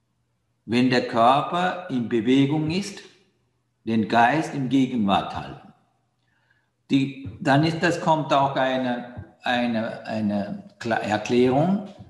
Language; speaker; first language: German; non-native, fluent; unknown